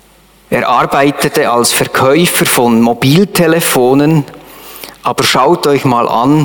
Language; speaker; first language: German; native; German